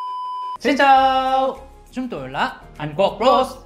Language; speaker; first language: Vietnamese; non-native, fluent; Korean